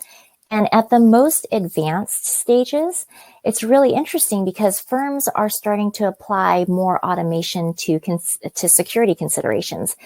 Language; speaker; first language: English; native; English